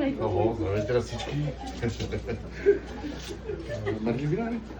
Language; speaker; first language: Bulgarian; non-native, local second language; Romany